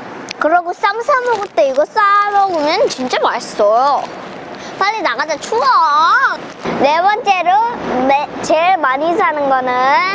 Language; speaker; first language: Korean; early bilingual, heritage; Korean